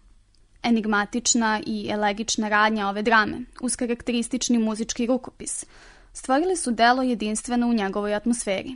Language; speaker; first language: Serbian; native; Serbian